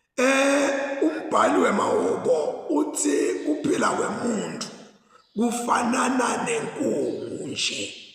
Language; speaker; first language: Zulu; non-native, local second language; Swati